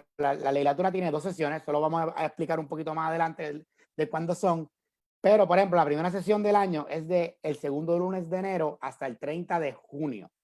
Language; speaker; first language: Spanish; native; Spanish